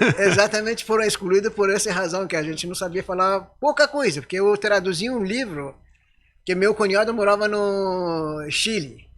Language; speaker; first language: Portuguese; non-native, fluent; Persian